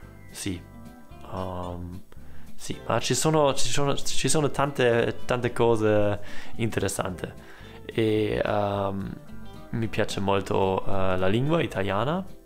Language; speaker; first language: Italian; non-native, learner; German